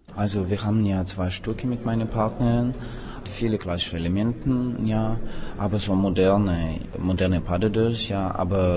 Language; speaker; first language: German; non-native, fluent; Russian